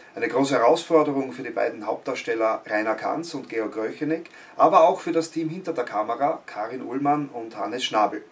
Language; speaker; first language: German; native; German